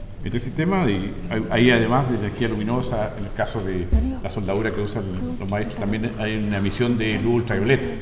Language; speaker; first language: Spanish; native; Spanish